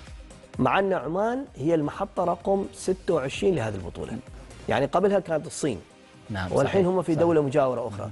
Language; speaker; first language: Arabic; native; Arabic